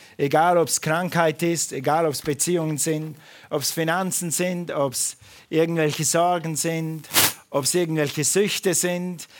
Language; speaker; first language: German; non-native, fluent; English